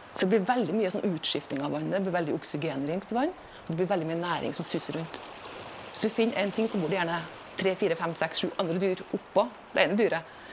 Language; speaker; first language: Norwegian; native; Norwegian